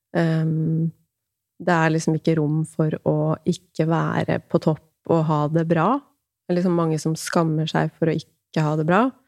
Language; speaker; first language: Norwegian; native; Norwegian